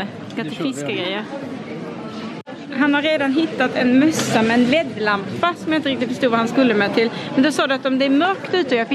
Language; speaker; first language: Swedish; native; Swedish